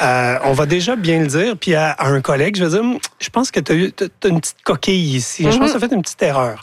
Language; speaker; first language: French; native; French